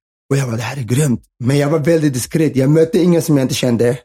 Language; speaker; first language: Swedish; early bilingual, other home language; Somali